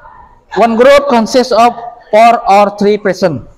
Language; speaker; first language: English; non-native, local second language; Indonesian